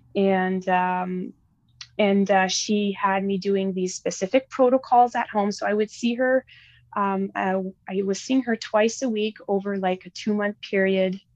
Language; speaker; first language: English; native; English